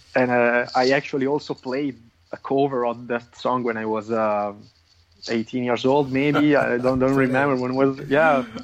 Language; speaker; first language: English; non-native, fluent; Italian